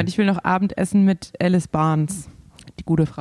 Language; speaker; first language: German; native; German